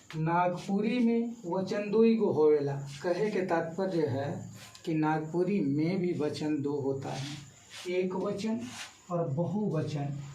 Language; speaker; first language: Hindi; native; Hindi